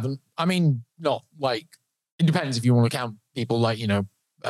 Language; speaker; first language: English; native; English